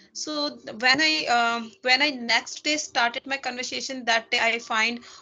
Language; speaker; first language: English; non-native, learner; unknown